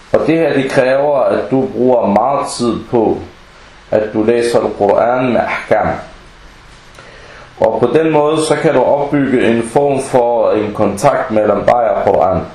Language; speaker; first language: Danish; early bilingual, other home language; Arabic